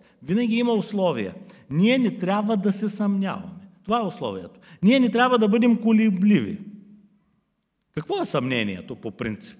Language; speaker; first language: Bulgarian; native; Bulgarian